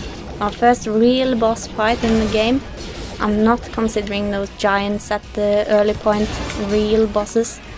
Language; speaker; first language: English; non-native, fluent; Norwegian